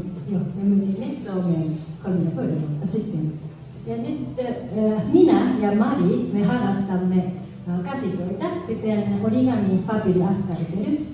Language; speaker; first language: Finnish; non-native, learner; Japanese